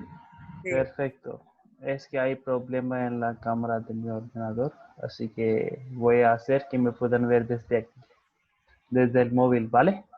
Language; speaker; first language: Spanish; non-native, fluent; Hindi